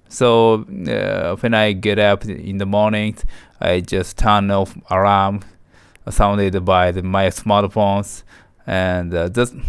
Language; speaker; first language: English; non-native, learner; Japanese